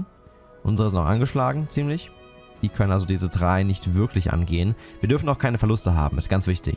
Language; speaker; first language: German; native; German